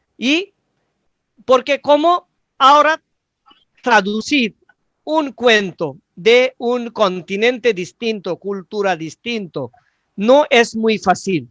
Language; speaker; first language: Spanish; non-native, fluent; Bangla